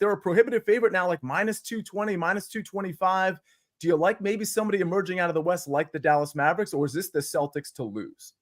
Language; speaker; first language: English; native; English